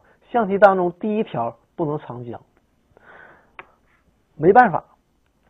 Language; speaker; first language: Chinese; native; Chinese